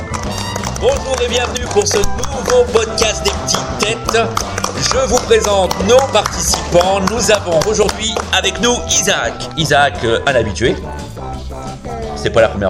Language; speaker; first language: French; native; French